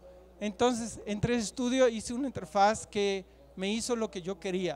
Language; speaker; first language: Spanish; non-native, fluent; German